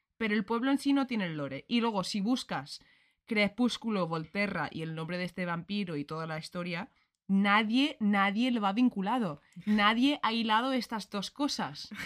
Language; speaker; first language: Spanish; early bilingual, other home language; English